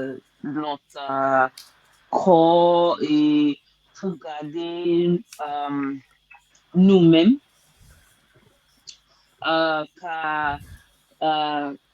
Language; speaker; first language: French; non-native, learner; English